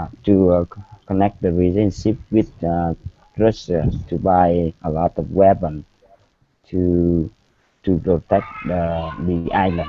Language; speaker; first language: English; non-native, learner; Vietnamese